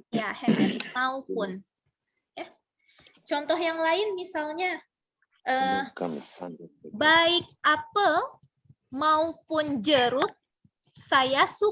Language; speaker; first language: Indonesian; non-native, fluent; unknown